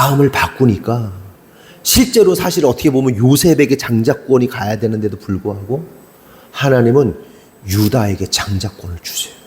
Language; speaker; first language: Korean; native; Korean